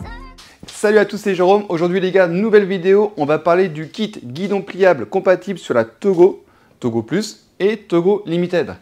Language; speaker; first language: French; native; French